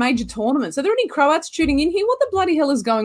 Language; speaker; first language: English; native; English